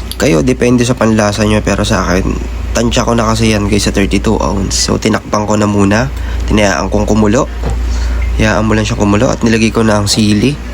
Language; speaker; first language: Filipino; native; Filipino